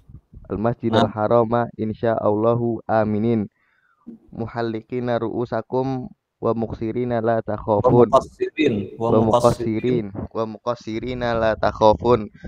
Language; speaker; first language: Arabic; non-native, learner; Indonesian